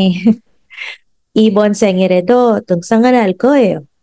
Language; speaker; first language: Korean; non-native, fluent; Filipino